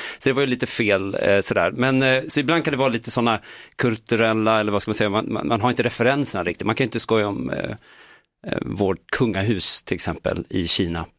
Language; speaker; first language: Swedish; native; Swedish